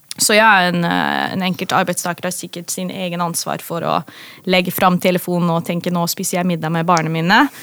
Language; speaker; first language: Norwegian; non-native, fluent; Dutch